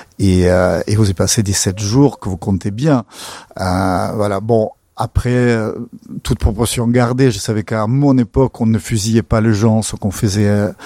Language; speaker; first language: French; non-native, fluent; Russian